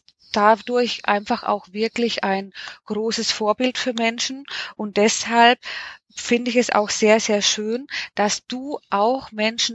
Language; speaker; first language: German; native; German